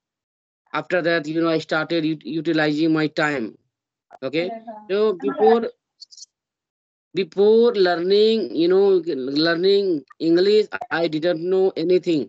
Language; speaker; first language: English; non-native, learner; Hindi